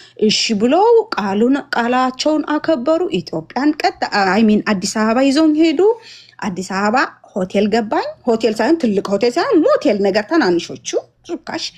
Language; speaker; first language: Amharic; non-native, fluent; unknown